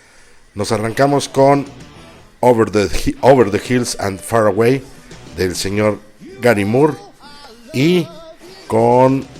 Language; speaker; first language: Spanish; native; Spanish